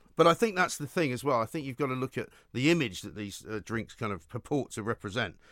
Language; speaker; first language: English; native; English